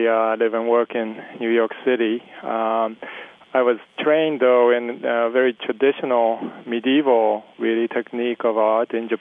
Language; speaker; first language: English; early bilingual, other home language; Japanese